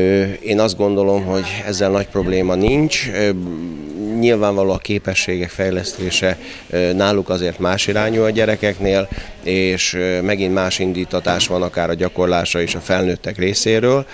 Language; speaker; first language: Hungarian; native; Hungarian